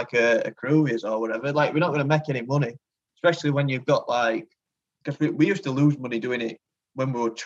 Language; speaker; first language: English; native; English